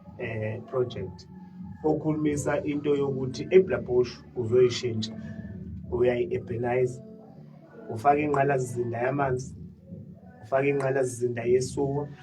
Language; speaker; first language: Zulu; native; Zulu